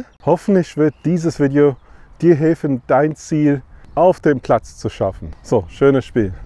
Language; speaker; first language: German; non-native, fluent; English